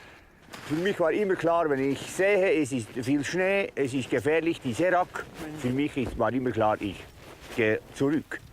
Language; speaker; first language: German; non-native, learner; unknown